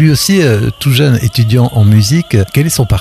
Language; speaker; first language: French; native; French